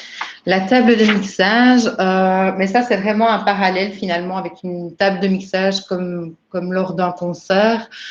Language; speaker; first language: French; native; French